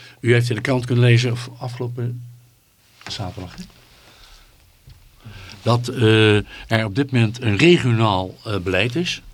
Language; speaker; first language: Dutch; native; Dutch